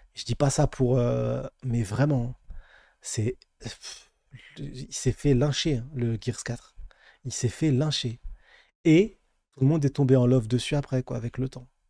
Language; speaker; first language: French; native; French